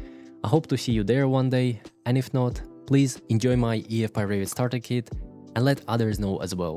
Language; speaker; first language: English; non-native, fluent; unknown